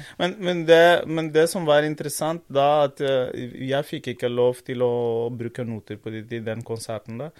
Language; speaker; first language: Norwegian; non-native, fluent; Portuguese